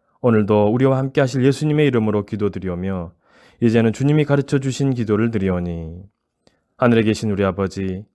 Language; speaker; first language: Korean; native; Korean